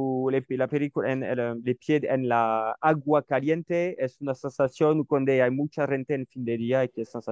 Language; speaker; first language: Spanish; non-native, learner; French